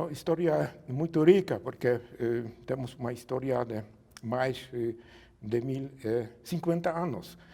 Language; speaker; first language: Portuguese; non-native, learner; Polish